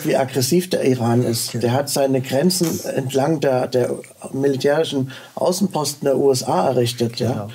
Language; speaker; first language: German; native; German